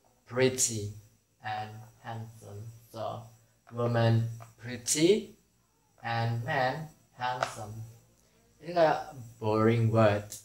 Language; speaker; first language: English; non-native, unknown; Indonesian